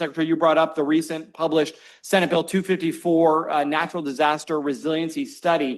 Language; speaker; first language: English; native; English